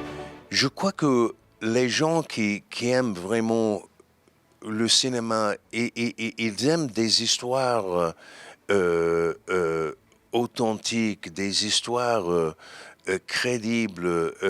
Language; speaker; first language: French; non-native, fluent; English